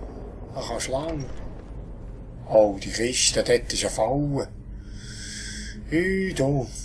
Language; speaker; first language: German; native; German